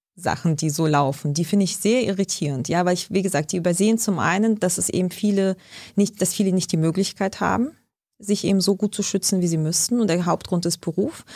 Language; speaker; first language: German; early bilingual, other home language; Russian